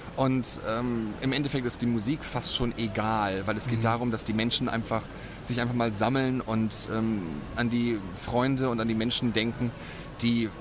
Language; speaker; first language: German; native; German